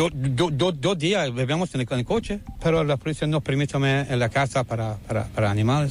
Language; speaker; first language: Spanish; non-native, learner; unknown